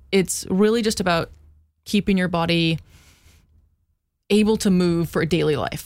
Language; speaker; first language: English; native; English